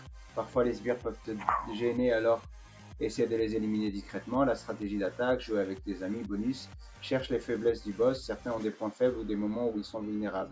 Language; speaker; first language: French; native; French